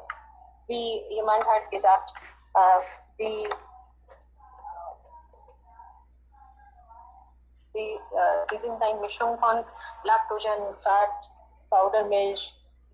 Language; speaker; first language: German; non-native, learner; Hindi